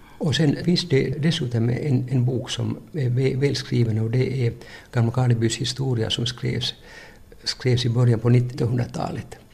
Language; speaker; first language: Swedish; native; Swedish